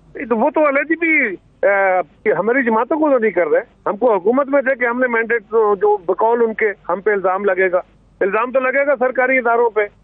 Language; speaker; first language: Urdu; non-native, local second language; Punjabi